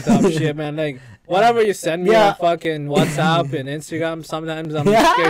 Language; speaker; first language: English; non-native, local second language; Iloko